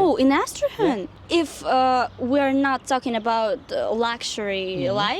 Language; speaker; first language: English; non-native, fluent; Russian